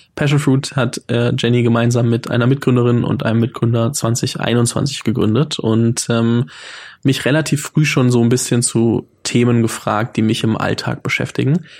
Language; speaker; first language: German; native; German